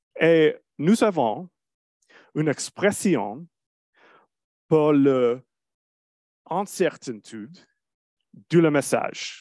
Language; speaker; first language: French; non-native, learner; English